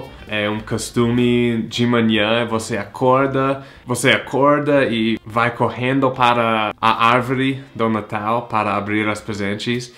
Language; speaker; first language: Portuguese; non-native, fluent; English